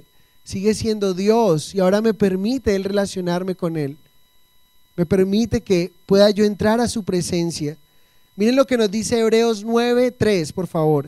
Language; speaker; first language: Spanish; native; Spanish